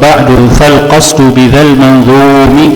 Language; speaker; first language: Arabic; non-native, fluent; Indonesian